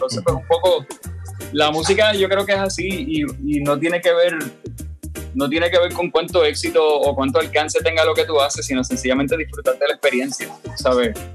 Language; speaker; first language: Spanish; native; Spanish